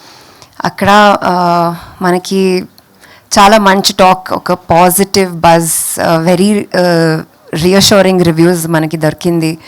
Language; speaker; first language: Telugu; non-native, local second language; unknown